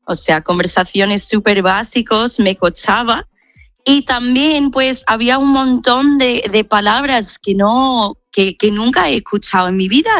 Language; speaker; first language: Spanish; non-native, fluent; English